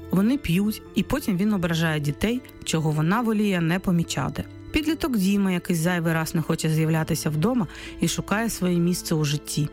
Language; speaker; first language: Ukrainian; native; Ukrainian